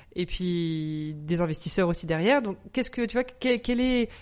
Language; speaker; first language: French; native; French